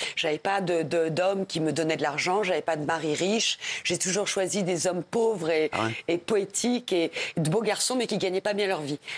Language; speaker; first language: French; native; French